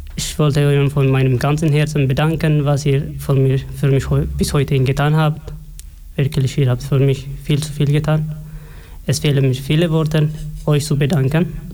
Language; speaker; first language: German; non-native, fluent; Oromo